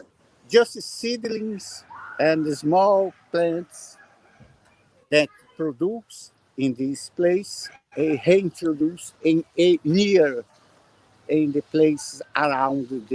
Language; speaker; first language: English; non-native, learner; Portuguese